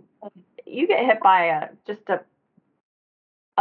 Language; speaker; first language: English; native; English